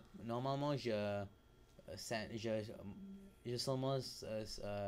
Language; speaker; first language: French; non-native, learner; English